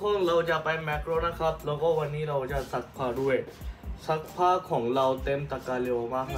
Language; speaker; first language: Thai; non-native, fluent; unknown